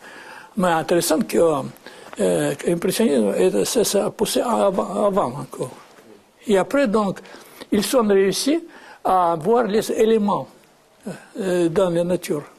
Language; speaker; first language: French; non-native, fluent; Russian